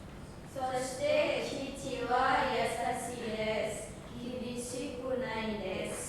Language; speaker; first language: Japanese; non-native, learner; Indonesian